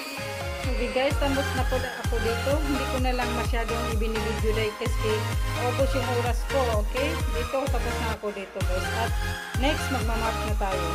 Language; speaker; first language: Filipino; non-native, local second language; Cebuano